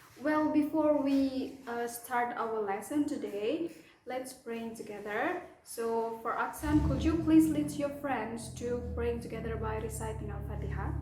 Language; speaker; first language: English; non-native, fluent; Indonesian